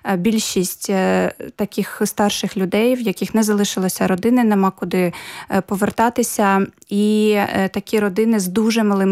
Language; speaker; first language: Ukrainian; native; Ukrainian